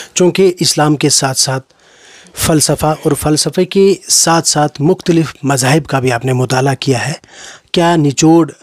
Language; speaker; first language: Hindi; non-native, local second language; Kashmiri